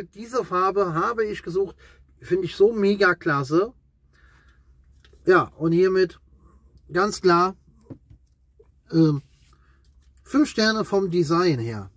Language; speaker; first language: German; native; German